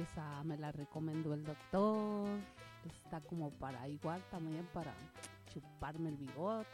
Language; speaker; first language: Spanish; native; Spanish